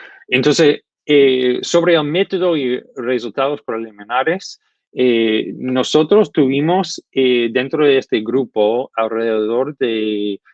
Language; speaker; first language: Spanish; non-native, fluent; English